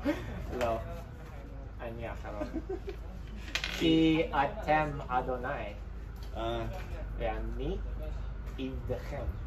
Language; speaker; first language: Hebrew; non-native, learner; English